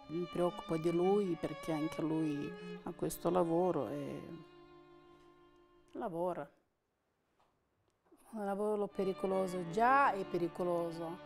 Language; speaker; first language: Italian; non-native, learner; Russian